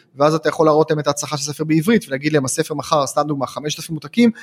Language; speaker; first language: Hebrew; native; Hebrew